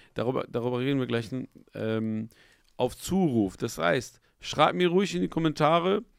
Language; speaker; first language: German; early bilingual, other home language; Persian